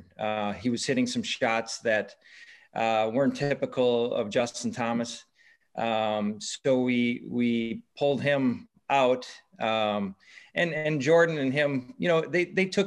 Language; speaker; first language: English; native; English